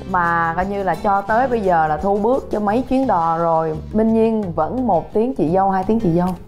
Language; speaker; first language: Vietnamese; native; Vietnamese